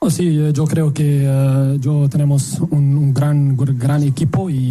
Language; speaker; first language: Spanish; non-native, learner; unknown